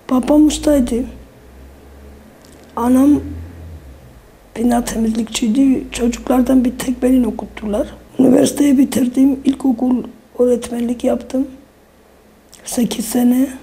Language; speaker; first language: Turkish; non-native, fluent; Armenian